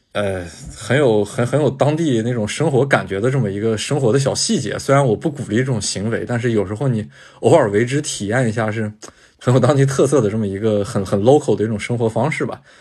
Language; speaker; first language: Chinese; native; Chinese